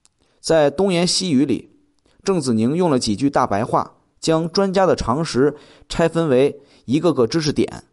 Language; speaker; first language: Chinese; native; Chinese